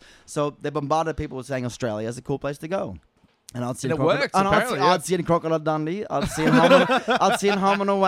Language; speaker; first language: English; non-native, fluent; Norwegian